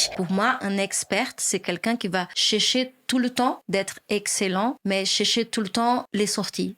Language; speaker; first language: French; non-native, fluent; Portuguese